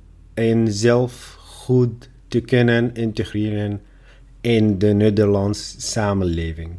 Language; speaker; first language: Dutch; non-native, fluent; Arabic